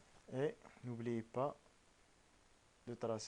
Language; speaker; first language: French; non-native, local second language; Arabic